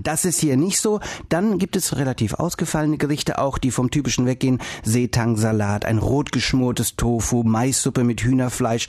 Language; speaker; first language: German; native; German